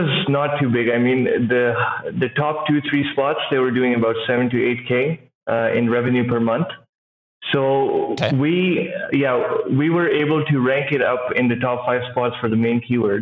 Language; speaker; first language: English; non-native, local second language; Urdu